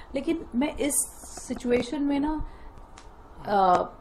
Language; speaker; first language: Hindi; native; Hindi